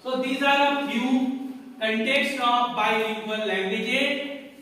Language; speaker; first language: English; non-native, local second language; Hindi